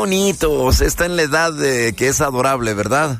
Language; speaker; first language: Spanish; native; Spanish